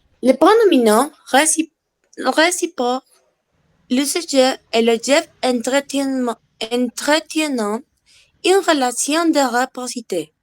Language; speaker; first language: French; non-native, learner; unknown